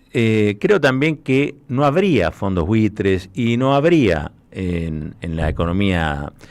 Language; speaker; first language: Spanish; native; Spanish